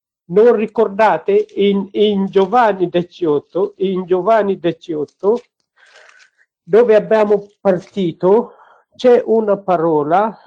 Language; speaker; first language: Italian; non-native, learner; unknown